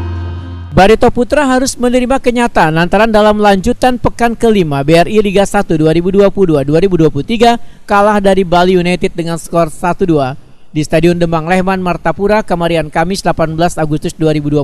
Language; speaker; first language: Indonesian; non-native, local second language; Banjar